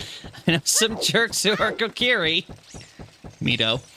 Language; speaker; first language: English; native; English